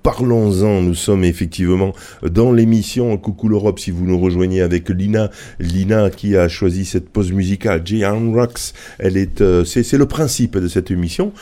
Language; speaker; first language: French; native; French